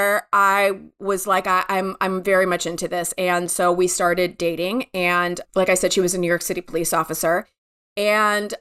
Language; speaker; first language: English; native; English